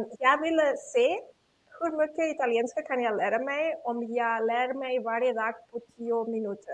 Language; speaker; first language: Swedish; non-native, fluent; Catalan